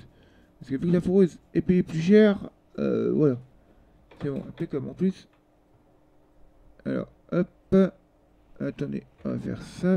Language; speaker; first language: French; native; French